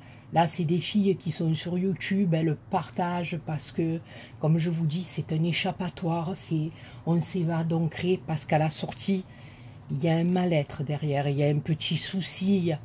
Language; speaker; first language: French; native; French